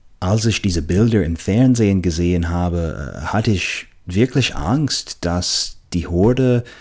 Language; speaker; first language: German; non-native, fluent; English